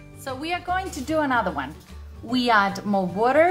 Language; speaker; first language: English; non-native, fluent; Spanish